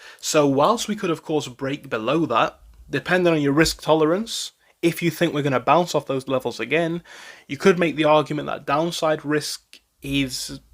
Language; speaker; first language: English; native; English